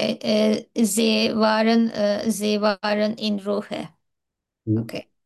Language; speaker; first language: German; non-native, learner; Turkish